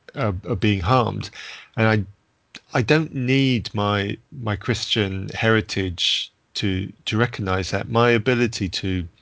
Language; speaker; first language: English; native; English